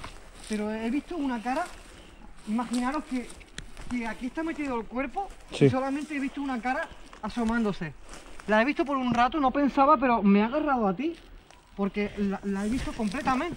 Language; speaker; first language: Spanish; native; Spanish